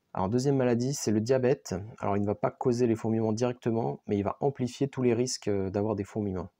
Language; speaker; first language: French; native; French